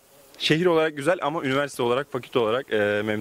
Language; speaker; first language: Turkish; native; Turkish